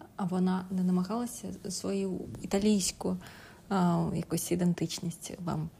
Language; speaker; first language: Ukrainian; native; Ukrainian